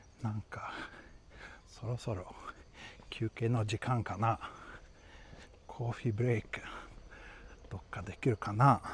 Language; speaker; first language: Japanese; non-native, fluent; Swedish